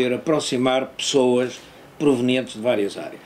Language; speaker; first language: Portuguese; native; Portuguese